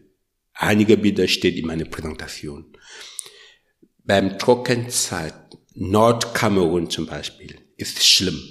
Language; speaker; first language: German; non-native, learner; French